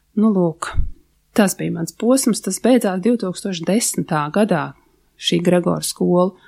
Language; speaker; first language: Latvian; native; Latvian